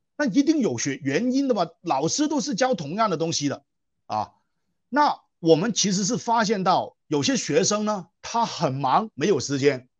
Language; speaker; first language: Chinese; non-native, local second language; Cantonese